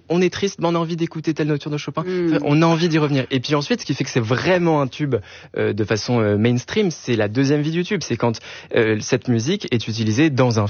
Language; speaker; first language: French; native; French